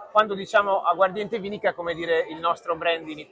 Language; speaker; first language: Italian; native; Italian